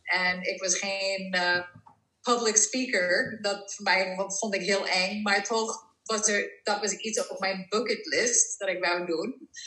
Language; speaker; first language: Dutch; non-native, fluent; English